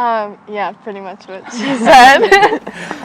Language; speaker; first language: English; native; English